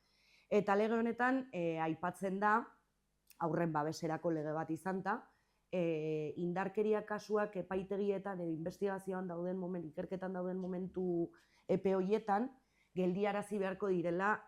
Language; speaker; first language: Basque; native; Basque